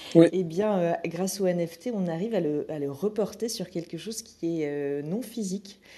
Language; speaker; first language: French; native; French